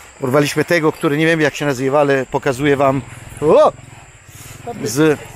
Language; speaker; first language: Polish; non-native, learner; Italian